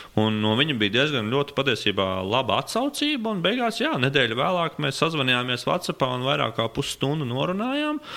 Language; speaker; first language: Latvian; native; Latvian